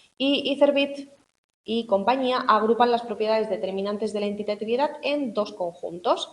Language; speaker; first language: Spanish; native; Spanish